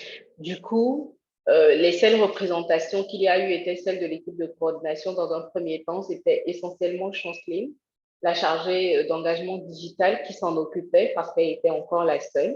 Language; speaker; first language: French; native; French